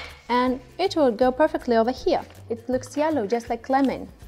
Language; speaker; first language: English; non-native, fluent; Russian